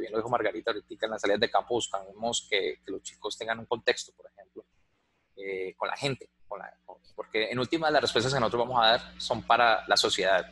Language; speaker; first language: Spanish; native; Spanish